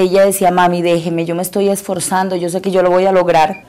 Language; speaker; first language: Spanish; native; Spanish